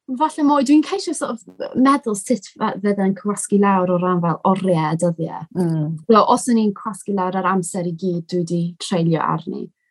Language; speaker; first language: Welsh; non-native, local second language; English